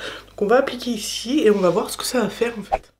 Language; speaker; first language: French; native; French